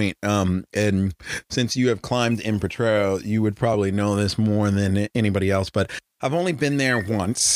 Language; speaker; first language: English; native; English